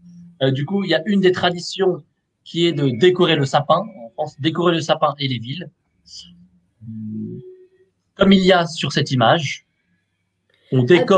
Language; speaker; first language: French; native; French